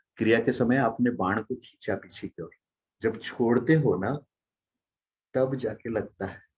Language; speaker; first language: Hindi; non-native, local second language; Odia